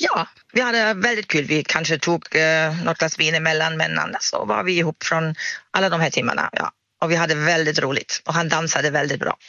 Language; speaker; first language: Swedish; non-native, fluent; German